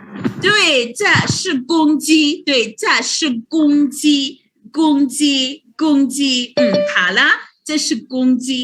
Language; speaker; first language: Chinese; non-native, fluent; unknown